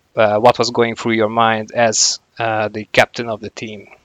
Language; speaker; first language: English; non-native, fluent; Hungarian